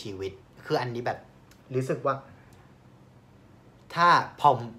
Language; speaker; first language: Thai; non-native, fluent; Vietnamese